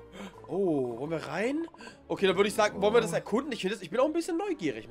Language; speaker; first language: German; native; German